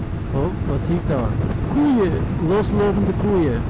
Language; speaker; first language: Dutch; non-native, fluent; Turkish